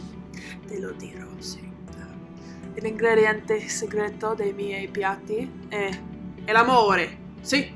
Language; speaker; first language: Italian; non-native, learner; English